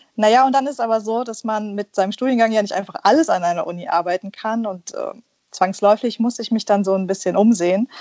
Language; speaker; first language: German; early bilingual, other home language; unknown